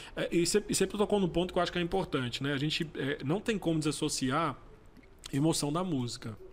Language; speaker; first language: Portuguese; native; Portuguese